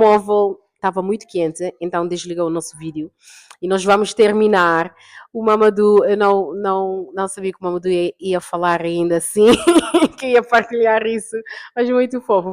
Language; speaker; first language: Portuguese; non-native, fluent; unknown